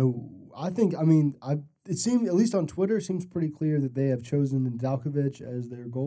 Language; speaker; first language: English; native; English